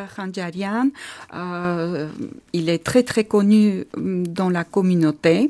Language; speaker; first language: French; non-native, fluent; Armenian